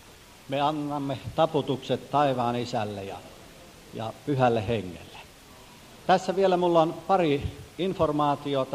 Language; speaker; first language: Finnish; native; Finnish